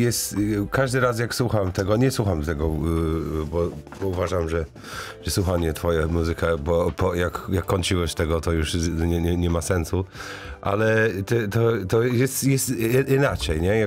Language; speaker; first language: Polish; non-native, learner; English